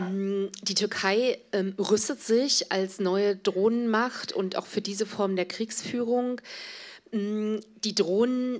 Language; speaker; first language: German; native; German